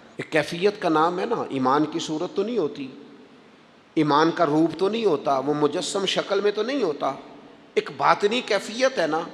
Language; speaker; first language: Urdu; non-native, local second language; Punjabi